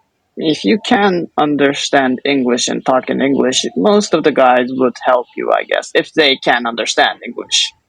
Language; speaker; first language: English; non-native, fluent; Japanese